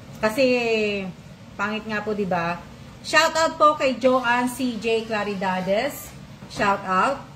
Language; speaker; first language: Filipino; non-native, local second language; Cebuano